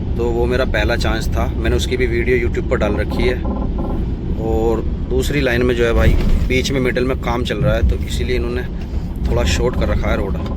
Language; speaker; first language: Hindi; native; Hindi